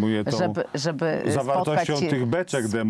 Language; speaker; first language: Polish; native; Polish